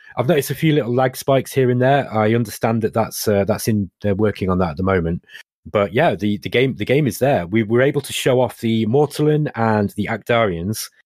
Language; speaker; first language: English; native; English